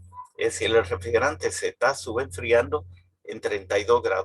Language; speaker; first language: Spanish; native; Spanish